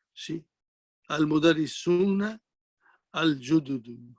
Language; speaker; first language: Arabic; non-native, fluent; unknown